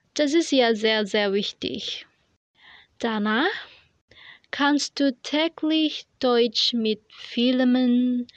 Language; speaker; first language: German; non-native, learner; Indonesian